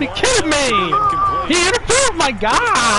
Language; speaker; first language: English; native; English